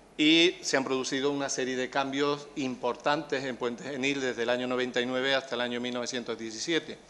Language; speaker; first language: Spanish; native; Spanish